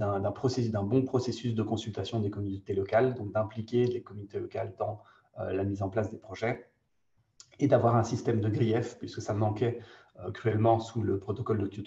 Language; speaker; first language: French; native; French